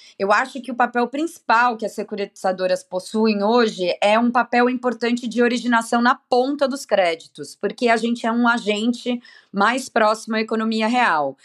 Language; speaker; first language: Portuguese; native; Portuguese